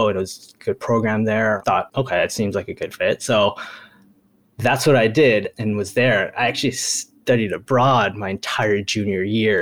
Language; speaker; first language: English; early bilingual, other home language; Japanese